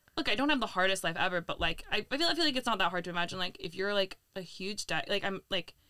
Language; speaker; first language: English; native; English